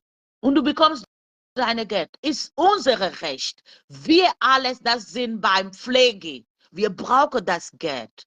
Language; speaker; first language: German; non-native, learner; French